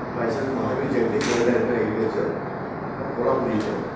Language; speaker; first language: English; non-native, local second language; Marathi